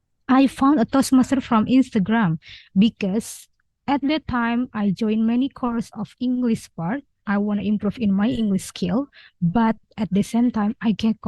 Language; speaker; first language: English; non-native, learner; Indonesian